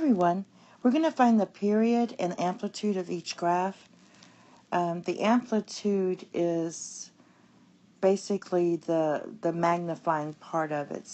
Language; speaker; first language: English; native; English